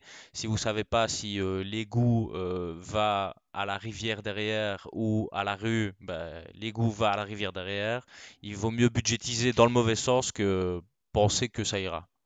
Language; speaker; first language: French; native; French